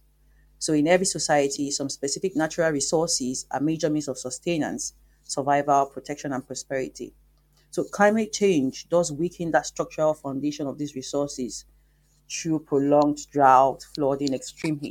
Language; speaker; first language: English; non-native, local second language; Yoruba